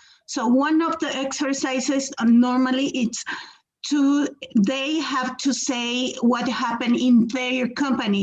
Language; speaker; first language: English; non-native, fluent; Spanish